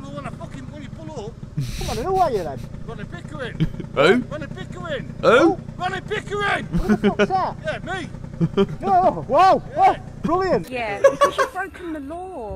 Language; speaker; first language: English; native; English